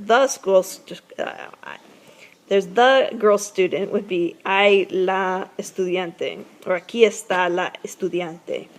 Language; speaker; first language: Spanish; non-native, fluent; English